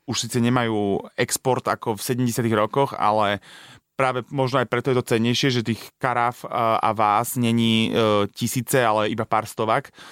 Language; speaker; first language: Slovak; native; Slovak